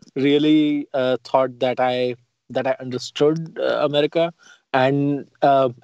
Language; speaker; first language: English; non-native, local second language; Hindi